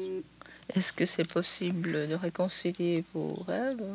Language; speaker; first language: French; non-native, fluent; Japanese